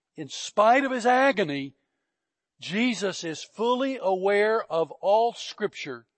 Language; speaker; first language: English; native; English